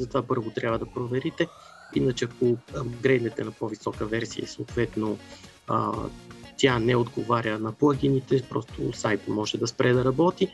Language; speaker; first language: Bulgarian; native; Bulgarian